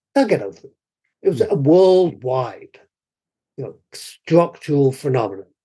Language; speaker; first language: English; native; English